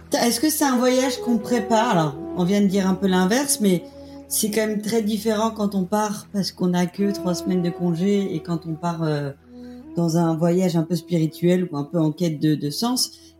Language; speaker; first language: French; native; French